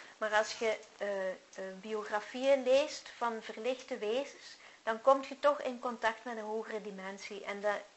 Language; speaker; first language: Dutch; native; Dutch